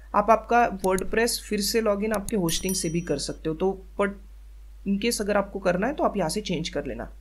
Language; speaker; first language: Hindi; native; Hindi